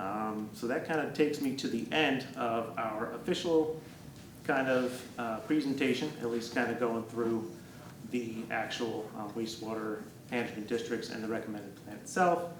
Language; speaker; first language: English; native; English